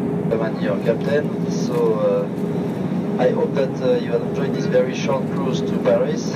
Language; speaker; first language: English; non-native, fluent; French